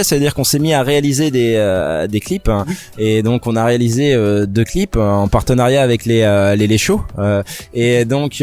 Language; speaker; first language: French; native; French